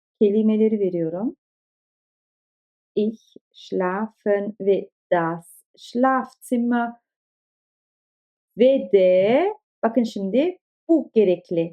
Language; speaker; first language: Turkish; early bilingual, heritage; Turkish